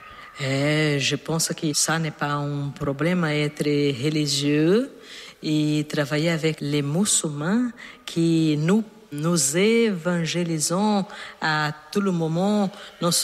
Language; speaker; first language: French; non-native, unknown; Portuguese